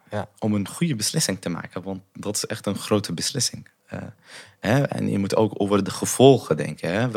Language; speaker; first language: Dutch; non-native, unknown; Arabic